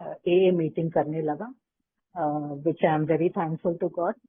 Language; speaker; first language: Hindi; non-native, local second language; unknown